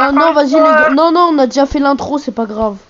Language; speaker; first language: French; native; French